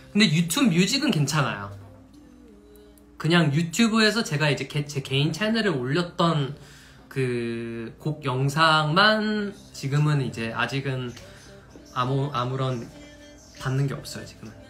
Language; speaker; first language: Korean; non-native, fluent; English